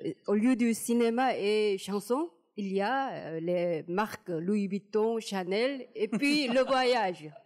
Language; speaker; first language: French; non-native, fluent; Korean